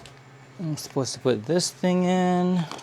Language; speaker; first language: English; native; English